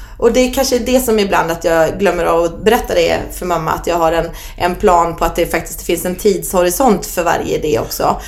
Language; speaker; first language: Swedish; native; Swedish